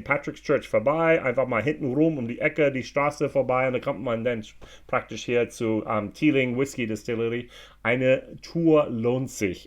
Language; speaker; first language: German; non-native, fluent; English